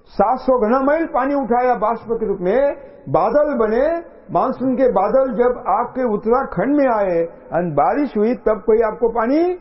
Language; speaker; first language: Hindi; non-native, local second language; Marathi